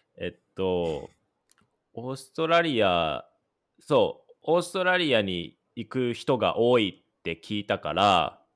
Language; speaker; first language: Japanese; native; Japanese